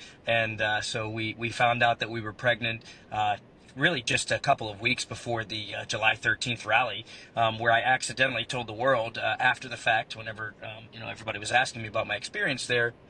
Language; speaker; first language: English; native; English